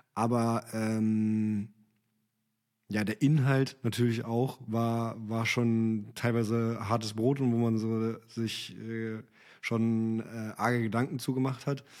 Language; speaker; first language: German; native; German